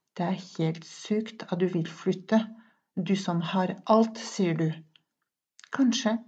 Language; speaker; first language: Norwegian; non-native, fluent; French